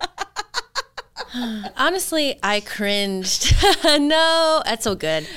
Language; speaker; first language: English; native; English